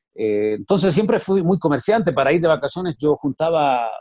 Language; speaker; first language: Spanish; native; Spanish